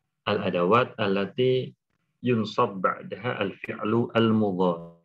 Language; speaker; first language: Arabic; non-native, fluent; Indonesian